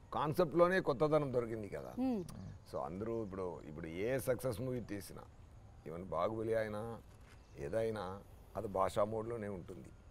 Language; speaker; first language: Telugu; non-native, learner; Tamil